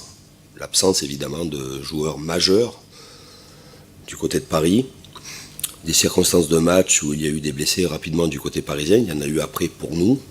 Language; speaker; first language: French; native; French